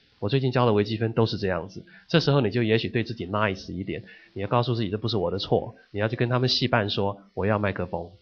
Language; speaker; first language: Chinese; native; Chinese